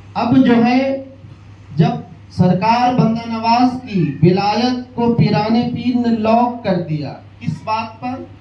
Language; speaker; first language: Urdu; native; Urdu